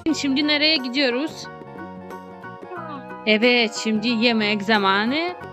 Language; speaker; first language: Turkish; non-native, learner; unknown